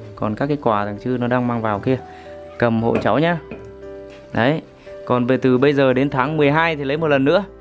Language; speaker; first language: Vietnamese; native; Vietnamese